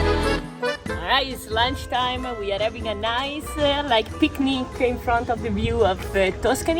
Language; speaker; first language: English; non-native, fluent; Italian